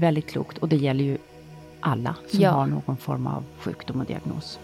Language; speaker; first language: Swedish; native; Swedish